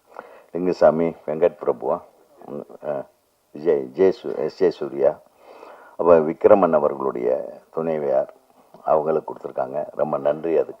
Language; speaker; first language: Tamil; native; Tamil